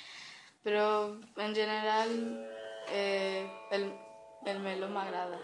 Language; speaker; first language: Catalan; non-native, learner; Spanish